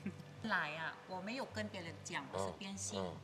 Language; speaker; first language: Chinese; non-native, learner; Thai